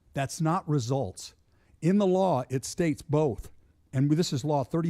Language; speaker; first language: English; native; English